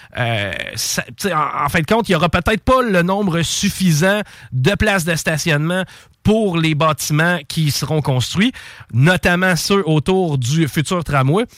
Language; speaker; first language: French; native; French